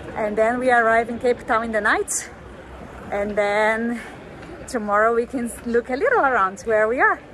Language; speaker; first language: English; non-native, fluent; Portuguese